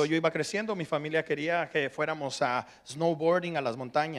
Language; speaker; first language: Spanish; early bilingual, heritage; Spanish